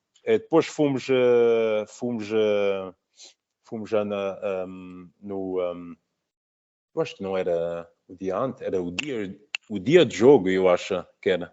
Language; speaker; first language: Portuguese; early bilingual, heritage; Portuguese